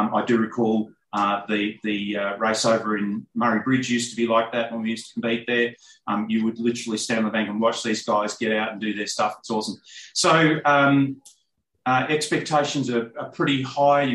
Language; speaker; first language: English; native; English